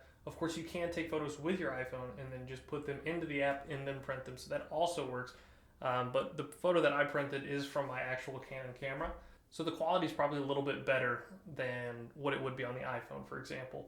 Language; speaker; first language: English; native; English